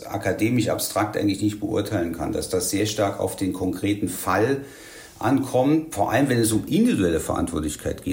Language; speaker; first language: German; native; German